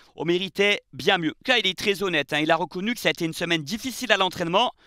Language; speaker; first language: French; native; French